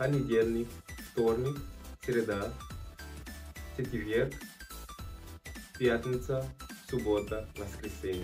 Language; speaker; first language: Russian; non-native, fluent; Portuguese